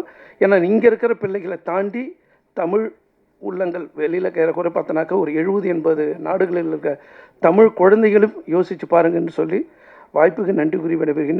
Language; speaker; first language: Tamil; native; Tamil